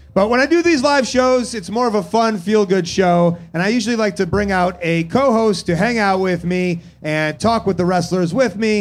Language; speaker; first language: English; native; English